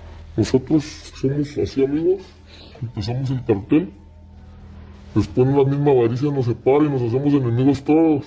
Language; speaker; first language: Spanish; native; Spanish